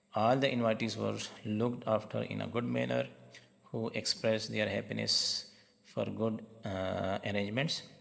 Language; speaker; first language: English; non-native, local second language; Urdu